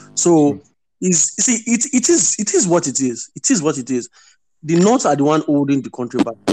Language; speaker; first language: English; non-native, local second language; Yoruba